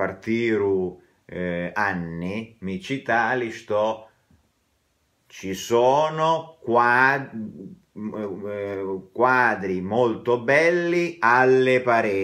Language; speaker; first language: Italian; non-native, fluent; Russian